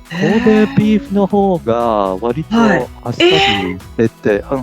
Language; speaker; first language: Japanese; non-native, fluent; Cantonese